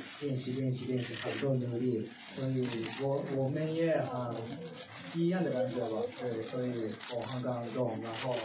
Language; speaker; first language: Chinese; non-native, learner; Thai